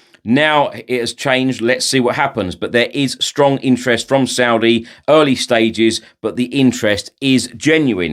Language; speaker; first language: English; native; English